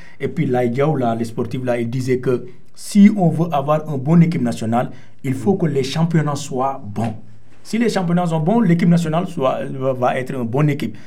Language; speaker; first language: French; non-native, local second language; Wolof